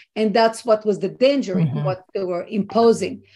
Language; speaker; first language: English; non-native, fluent; Hebrew